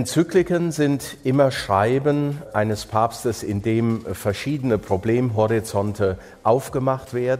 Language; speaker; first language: German; native; German